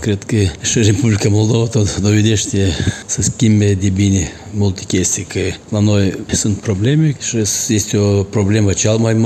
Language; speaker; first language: Romanian; non-native, local second language; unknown